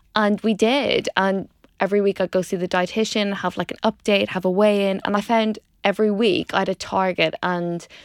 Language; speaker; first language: English; native; English